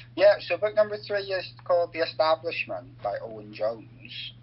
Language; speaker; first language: English; native; English